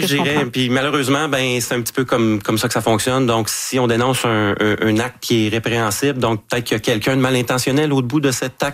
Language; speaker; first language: French; native; French